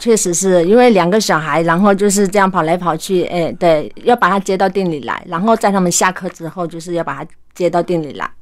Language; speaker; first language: Chinese; early bilingual, heritage; Chinese